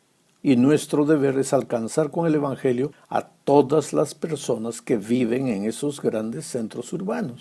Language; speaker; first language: Spanish; native; Spanish